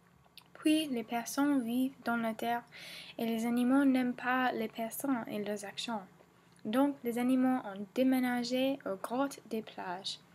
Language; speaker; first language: French; non-native, learner; English